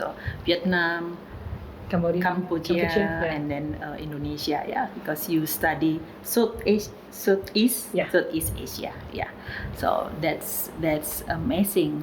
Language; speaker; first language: English; non-native, learner; Indonesian